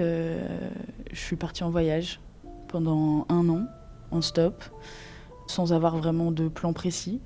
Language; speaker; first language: French; native; French